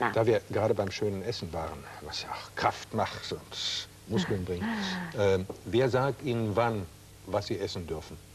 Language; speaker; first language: German; native; German